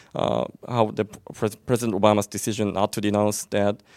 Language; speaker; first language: English; non-native, fluent; Korean